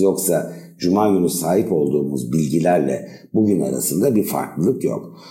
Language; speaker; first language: Turkish; native; Turkish